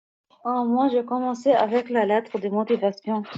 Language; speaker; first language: French; non-native, learner; Arabic